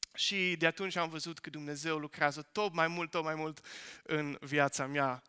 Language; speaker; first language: Romanian; non-native, fluent; Dutch